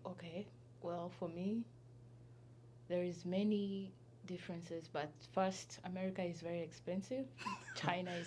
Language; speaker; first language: English; non-native, fluent; Kinyarwanda